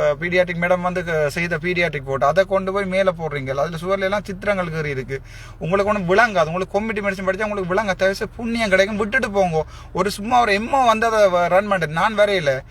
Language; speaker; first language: Tamil; native; Tamil